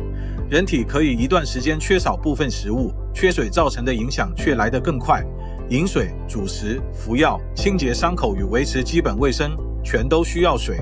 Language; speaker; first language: Chinese; native; Chinese